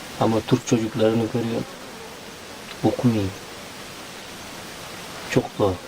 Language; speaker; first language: Turkish; non-native, learner; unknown